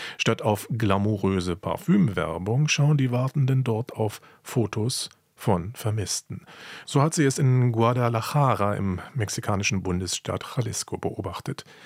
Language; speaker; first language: German; native; German